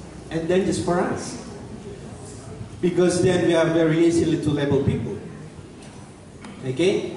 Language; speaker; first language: English; non-native, fluent; Indonesian